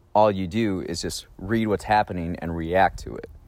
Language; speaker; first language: English; native; English